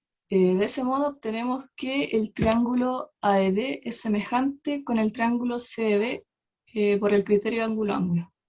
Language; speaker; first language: Spanish; native; Spanish